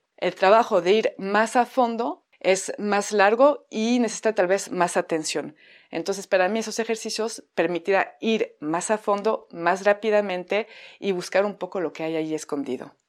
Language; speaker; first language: Spanish; non-native, fluent; French